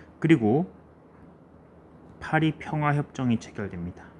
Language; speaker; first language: Korean; native; Korean